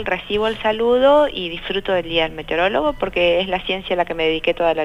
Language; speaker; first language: Spanish; native; Spanish